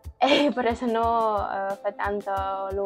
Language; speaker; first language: Spanish; non-native, learner; Ukrainian